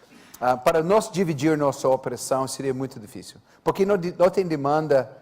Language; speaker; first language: Portuguese; non-native, fluent; English